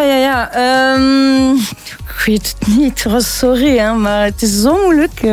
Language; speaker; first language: Dutch; non-native, local second language; French